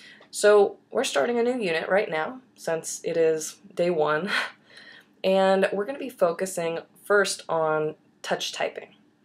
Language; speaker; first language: English; native; English